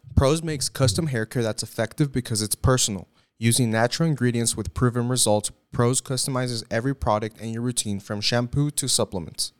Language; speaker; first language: English; early bilingual, other home language; Spanish